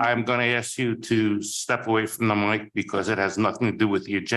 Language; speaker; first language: English; native; English